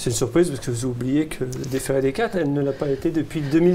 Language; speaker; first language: French; native; French